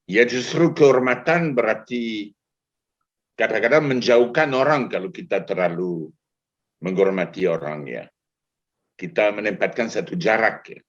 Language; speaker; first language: Indonesian; non-native, fluent; French